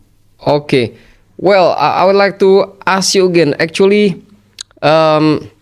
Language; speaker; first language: English; non-native, fluent; Indonesian